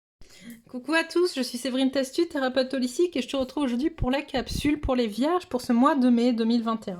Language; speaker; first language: French; native; French